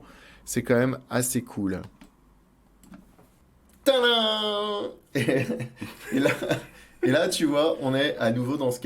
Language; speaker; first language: French; native; French